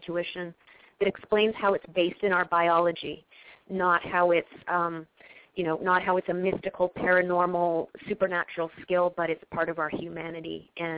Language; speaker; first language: English; native; English